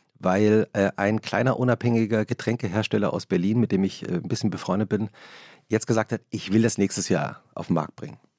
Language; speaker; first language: German; native; German